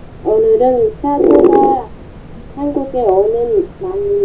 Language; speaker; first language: Korean; non-native, learner; Vietnamese